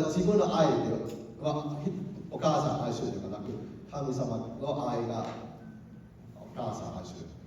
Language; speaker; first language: Japanese; non-native, learner; Cantonese